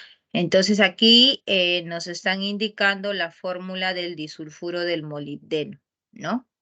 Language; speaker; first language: Spanish; native; Spanish